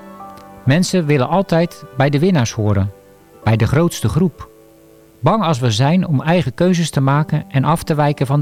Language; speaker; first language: Dutch; native; Dutch